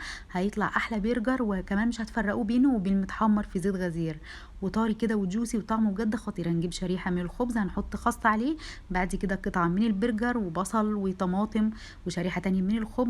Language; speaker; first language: Arabic; native; Arabic